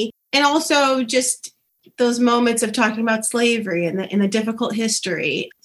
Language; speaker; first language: English; native; English